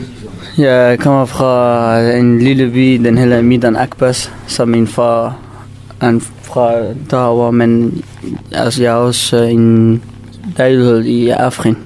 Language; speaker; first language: Danish; non-native, learner; Kurdish